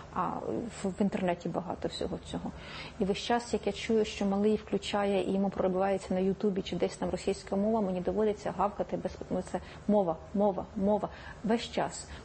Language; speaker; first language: Ukrainian; native; Ukrainian